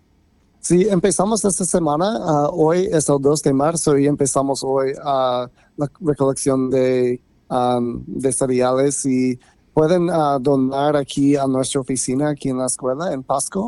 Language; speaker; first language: Spanish; non-native, fluent; English